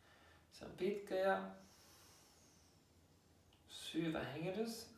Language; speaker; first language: Finnish; non-native, learner; German